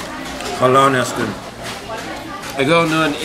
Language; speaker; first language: Greek; non-native, learner; English